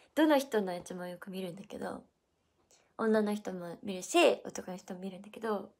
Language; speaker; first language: Japanese; native; Japanese